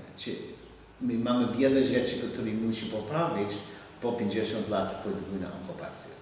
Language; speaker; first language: Polish; non-native, learner; English